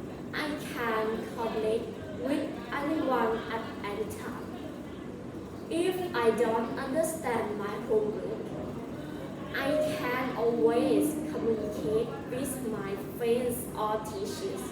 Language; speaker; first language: English; non-native, learner; Thai